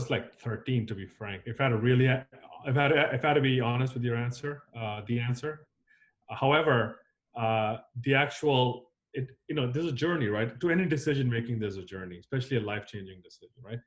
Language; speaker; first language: English; native; English